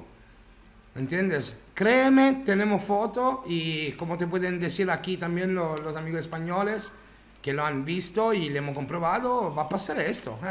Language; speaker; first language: Spanish; non-native, learner; Italian